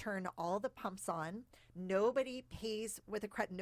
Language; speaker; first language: English; native; English